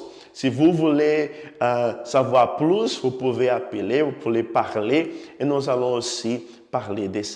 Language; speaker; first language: French; non-native, fluent; Portuguese